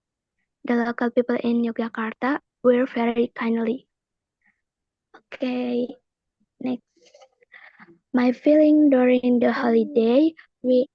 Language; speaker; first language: English; non-native, learner; Indonesian